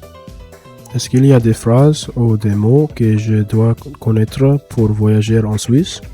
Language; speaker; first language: French; non-native, learner; English